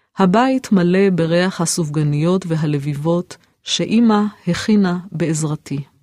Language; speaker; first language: Hebrew; native; Hebrew